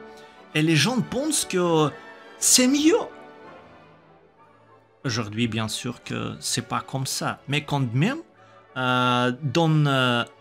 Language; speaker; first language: French; non-native, learner; Russian